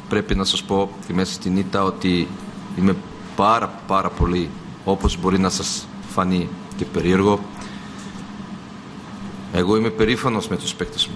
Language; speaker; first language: Greek; non-native, fluent; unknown